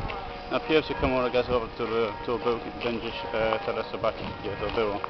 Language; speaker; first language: Polish; non-native, learner; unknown